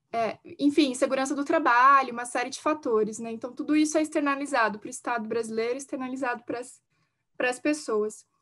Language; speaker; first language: Portuguese; native; Portuguese